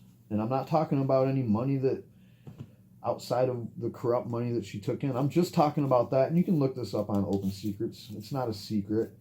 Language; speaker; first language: English; native; English